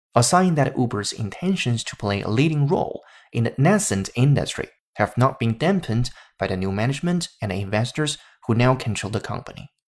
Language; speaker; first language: English; non-native, fluent; Chinese